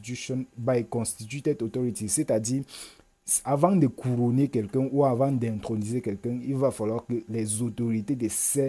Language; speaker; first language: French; native; French